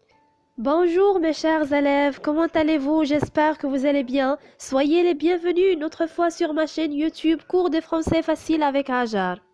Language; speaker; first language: French; non-native, local second language; Arabic